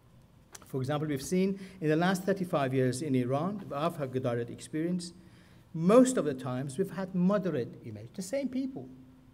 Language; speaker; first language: English; non-native, fluent; Persian